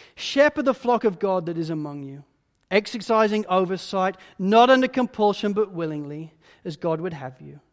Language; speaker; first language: English; native; English